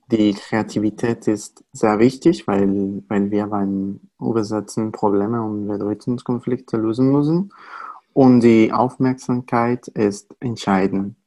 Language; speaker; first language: German; non-native, fluent; Spanish